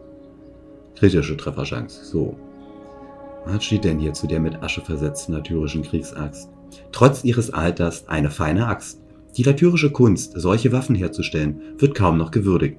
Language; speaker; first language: German; native; German